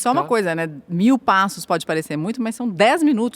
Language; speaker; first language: Portuguese; native; Portuguese